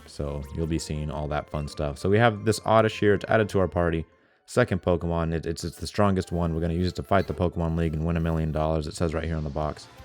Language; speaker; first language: English; native; English